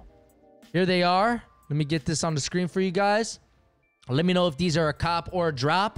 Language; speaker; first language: English; native; English